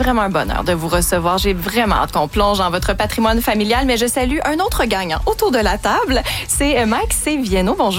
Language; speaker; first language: French; native; French